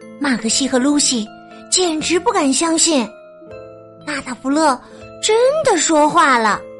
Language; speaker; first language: Chinese; native; Chinese